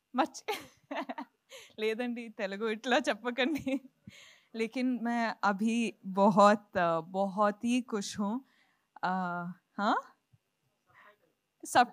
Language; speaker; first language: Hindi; non-native, local second language; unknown